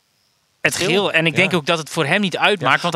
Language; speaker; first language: Dutch; native; Dutch